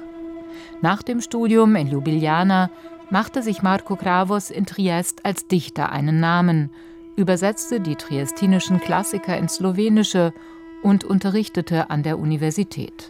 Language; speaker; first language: German; native; German